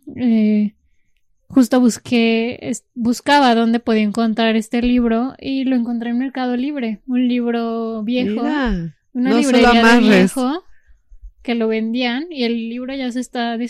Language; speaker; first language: Spanish; native; Spanish